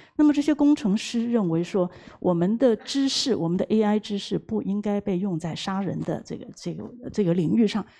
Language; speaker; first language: Chinese; native; Chinese